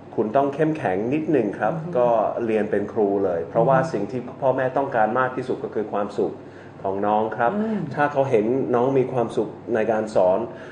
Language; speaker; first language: Thai; non-native, fluent; English